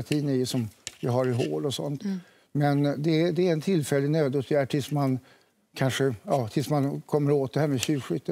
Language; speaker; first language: Swedish; native; Swedish